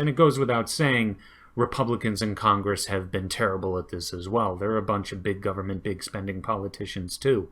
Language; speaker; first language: English; native; English